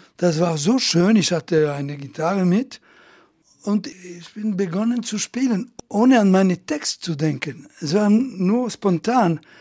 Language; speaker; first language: German; non-native, fluent; Italian